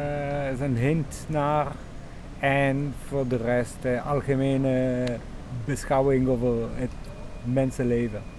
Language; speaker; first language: Dutch; non-native, learner; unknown